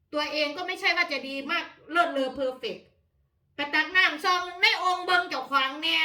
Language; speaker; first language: Thai; non-native, local second language; Northeastern Thai